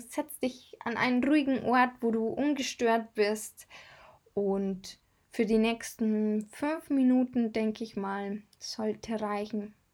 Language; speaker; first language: German; native; German